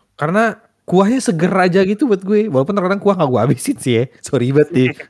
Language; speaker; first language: Indonesian; native; Indonesian